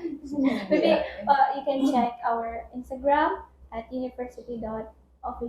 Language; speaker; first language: English; non-native, learner; Indonesian